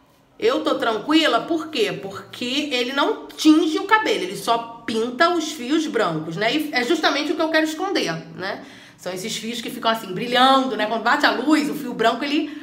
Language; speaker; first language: Portuguese; native; Portuguese